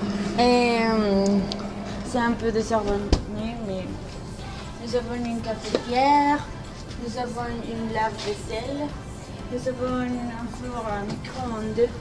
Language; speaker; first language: French; non-native, learner; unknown